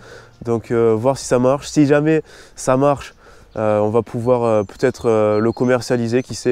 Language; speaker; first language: French; native; French